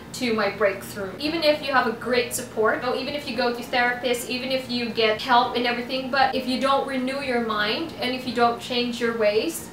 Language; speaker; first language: English; non-native, local second language; Filipino